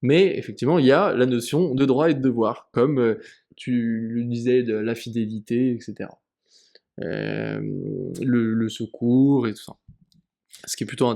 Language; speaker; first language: French; native; French